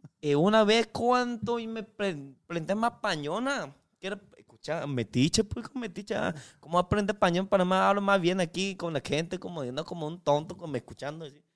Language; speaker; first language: Spanish; non-native, learner; Chinese